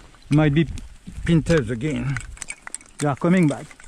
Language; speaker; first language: English; non-native, fluent; French